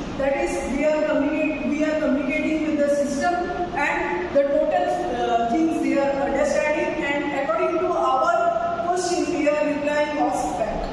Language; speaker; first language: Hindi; non-native, local second language; Odia